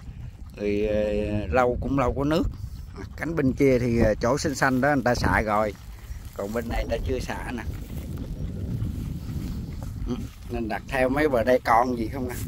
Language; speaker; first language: Vietnamese; native; Vietnamese